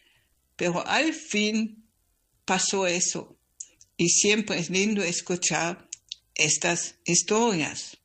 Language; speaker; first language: Spanish; non-native, fluent; German